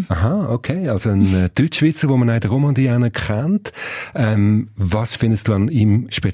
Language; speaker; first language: German; native; German